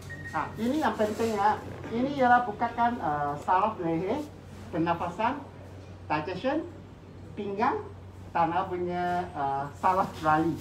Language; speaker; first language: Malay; non-native, local second language; Cantonese